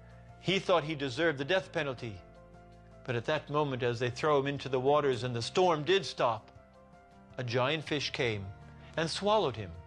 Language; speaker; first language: English; native; English